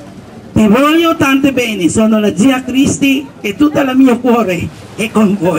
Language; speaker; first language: Italian; non-native, learner; Filipino